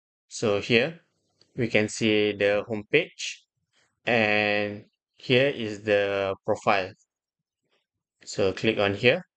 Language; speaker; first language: English; non-native, local second language; Malay